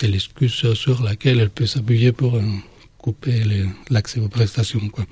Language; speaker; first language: French; non-native, fluent; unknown